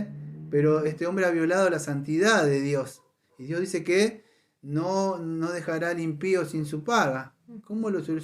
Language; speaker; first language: Spanish; native; Spanish